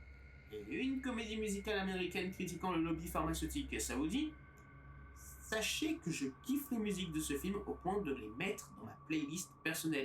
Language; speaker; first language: French; native; French